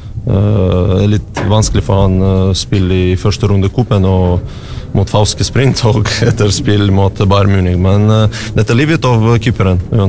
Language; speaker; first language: Norwegian; non-native, learner; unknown